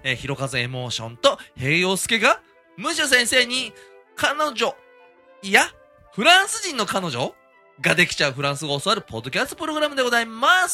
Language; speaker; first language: Japanese; native; Japanese